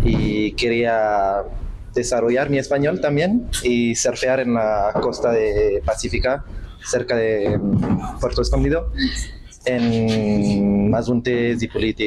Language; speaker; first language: Spanish; non-native, learner; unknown